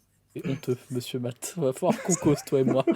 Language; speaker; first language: French; native; French